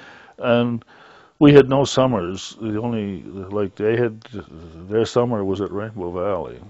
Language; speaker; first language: English; native; English